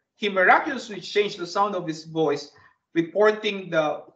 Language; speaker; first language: English; non-native, local second language; Bikol